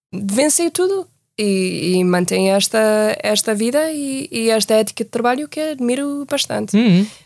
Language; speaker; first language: Portuguese; non-native, fluent; English